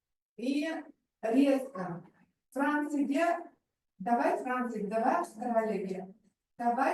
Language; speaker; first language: Russian; non-native, local second language; Uzbek